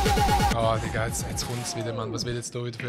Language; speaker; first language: German; native; German